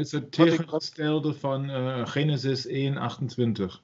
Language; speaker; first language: Dutch; non-native, learner; German